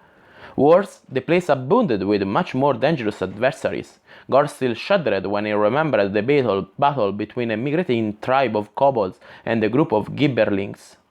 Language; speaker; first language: English; non-native, fluent; Italian